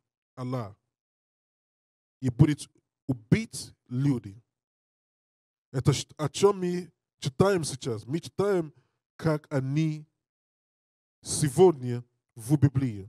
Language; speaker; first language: Russian; non-native, learner; English